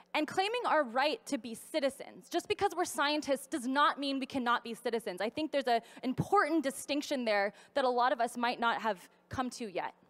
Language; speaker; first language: English; native; English